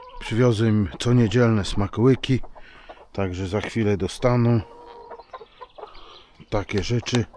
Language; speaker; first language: Polish; native; Polish